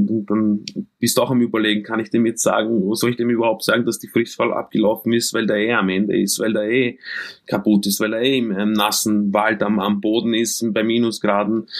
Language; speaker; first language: German; early bilingual, other home language; Croatian